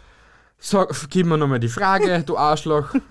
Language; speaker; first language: German; native; German